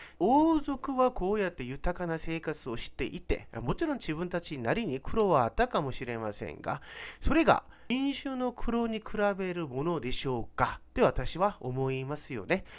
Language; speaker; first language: Japanese; non-native, fluent; Korean